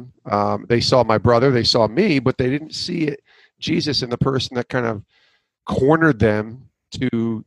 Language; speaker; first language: English; native; English